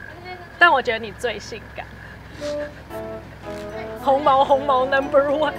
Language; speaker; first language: Chinese; native; Chinese